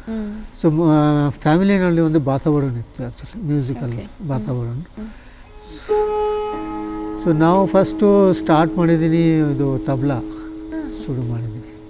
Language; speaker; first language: Kannada; non-native, learner; Bangla